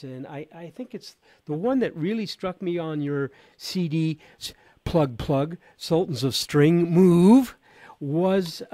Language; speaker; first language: English; native; English